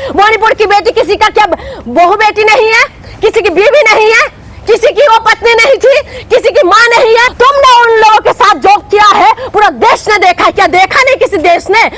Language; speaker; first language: Hindi; non-native, local second language; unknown